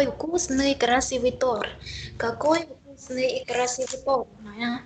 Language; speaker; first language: Russian; non-native, fluent; Vietnamese